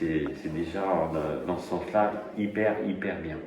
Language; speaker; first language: French; native; French